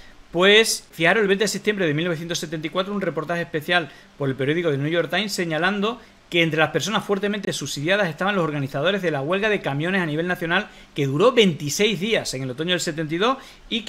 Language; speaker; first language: Spanish; native; Spanish